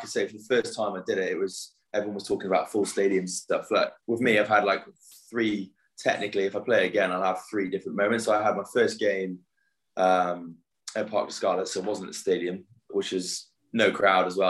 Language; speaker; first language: English; native; English